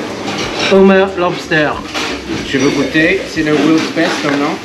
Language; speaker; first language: French; non-native, learner; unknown